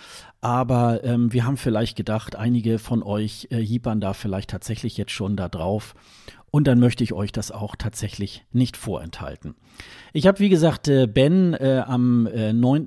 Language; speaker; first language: German; native; German